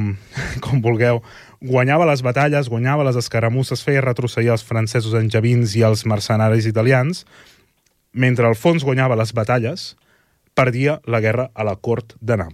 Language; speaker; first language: Catalan; native; Catalan